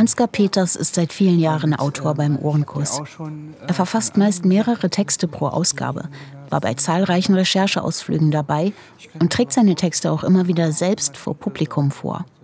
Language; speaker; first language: German; native; German